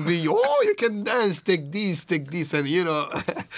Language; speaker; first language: English; non-native, local second language; Kinyarwanda